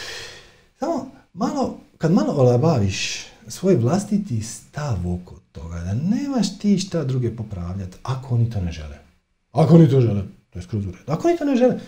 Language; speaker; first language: Croatian; native; Croatian